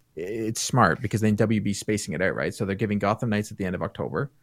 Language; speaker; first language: English; native; English